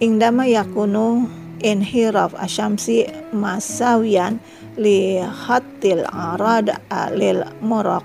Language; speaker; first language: Arabic; non-native, fluent; Indonesian